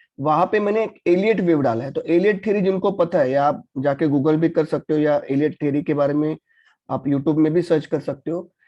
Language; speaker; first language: Hindi; non-native, local second language; Marathi